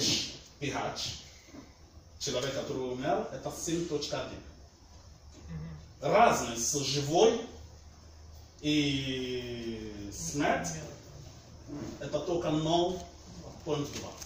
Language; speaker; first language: Russian; non-native, learner; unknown